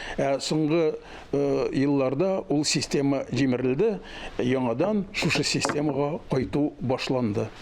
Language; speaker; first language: Tatar; native; Tatar